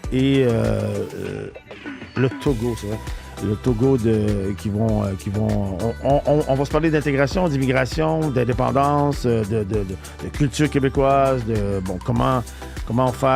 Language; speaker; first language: French; native; French